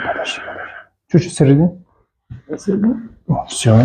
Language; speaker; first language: Russian; non-native, local second language; Tajik